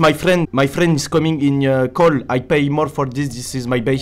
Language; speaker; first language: English; non-native, learner; French